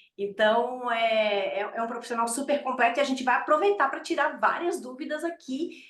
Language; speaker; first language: Portuguese; native; Portuguese